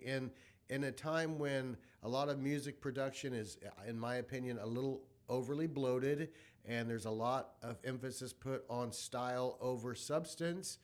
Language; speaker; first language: English; native; English